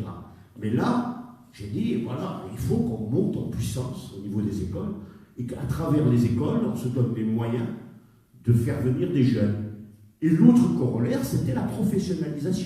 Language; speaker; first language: French; native; French